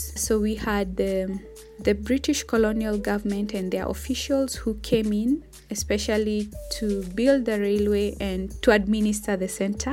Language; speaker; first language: English; non-native, local second language; Kikuyu